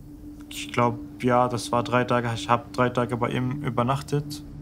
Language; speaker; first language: German; non-native, fluent; Arabic